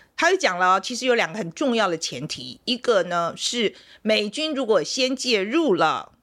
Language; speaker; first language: Chinese; native; Chinese